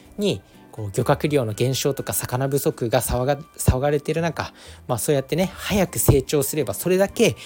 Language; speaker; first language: Japanese; native; Japanese